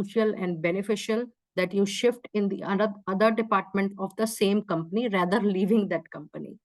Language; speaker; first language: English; non-native, local second language; Hindi